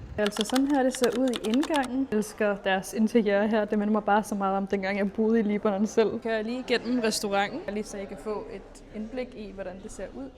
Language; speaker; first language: Danish; early bilingual, other home language; Arabic